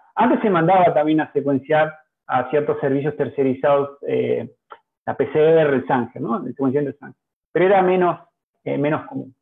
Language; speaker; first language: Spanish; native; Spanish